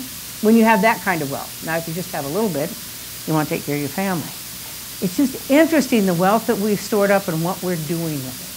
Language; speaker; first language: English; native; English